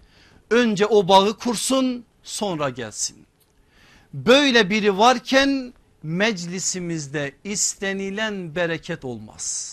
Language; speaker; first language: Turkish; native; Turkish